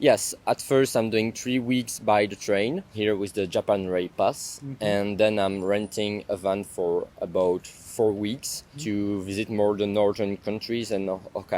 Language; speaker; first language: English; non-native, fluent; French